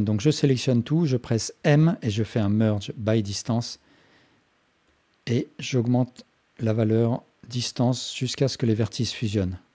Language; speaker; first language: French; native; French